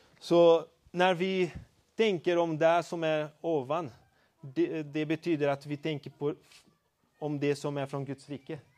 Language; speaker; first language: Swedish; non-native, fluent; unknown